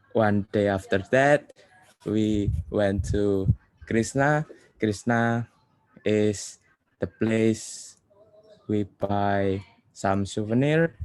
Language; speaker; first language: English; non-native, learner; Indonesian